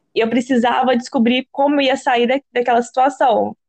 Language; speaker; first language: Portuguese; native; Portuguese